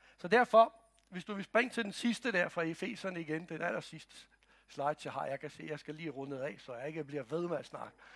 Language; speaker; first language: Danish; non-native, fluent; Croatian